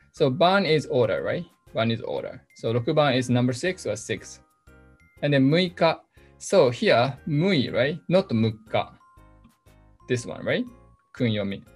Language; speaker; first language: English; non-native, fluent; Japanese